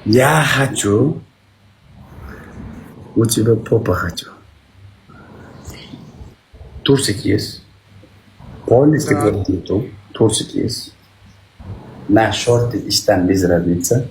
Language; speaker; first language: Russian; non-native, learner; Uzbek